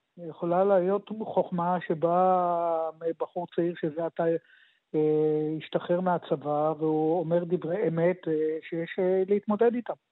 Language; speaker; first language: Hebrew; native; Hebrew